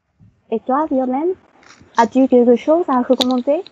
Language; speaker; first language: French; non-native, learner; Chinese